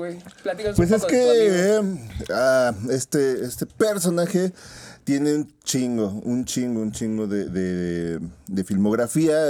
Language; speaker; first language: Spanish; native; Spanish